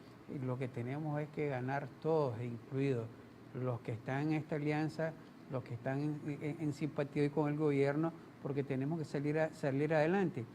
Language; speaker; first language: Spanish; native; Spanish